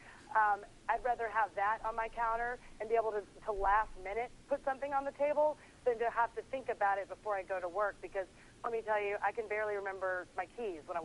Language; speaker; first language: English; native; English